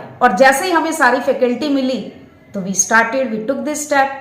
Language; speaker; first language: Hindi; native; Hindi